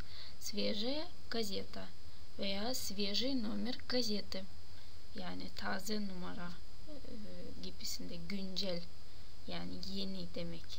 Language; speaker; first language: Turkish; non-native, fluent; Russian